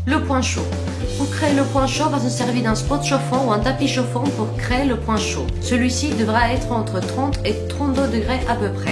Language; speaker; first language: French; non-native, fluent; Spanish